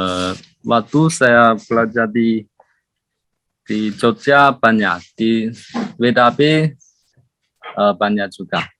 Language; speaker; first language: Indonesian; non-native, learner; Chinese